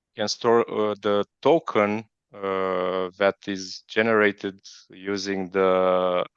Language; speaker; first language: English; non-native, fluent; Romanian